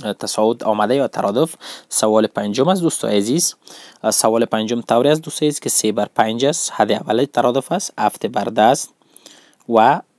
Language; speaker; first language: Persian; non-native, local second language; Pashto